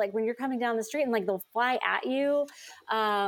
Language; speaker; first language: English; native; English